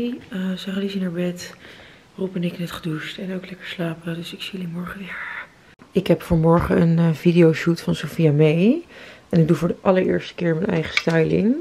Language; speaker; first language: Dutch; native; Dutch